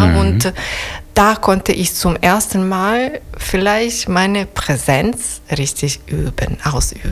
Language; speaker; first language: German; non-native, fluent; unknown